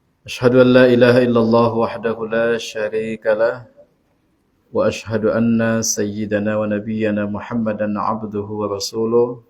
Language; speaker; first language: Arabic; non-native, fluent; Indonesian